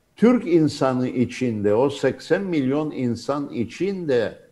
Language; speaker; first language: Turkish; native; Turkish